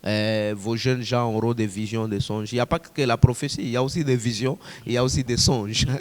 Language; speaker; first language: French; non-native, local second language; Swahili